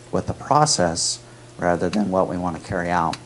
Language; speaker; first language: English; native; English